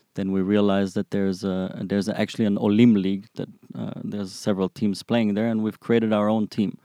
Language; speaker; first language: English; non-native, fluent; German